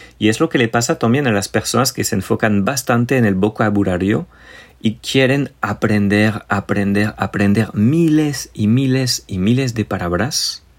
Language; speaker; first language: Spanish; non-native, fluent; French